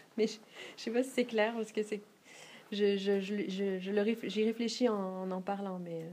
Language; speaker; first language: French; native; French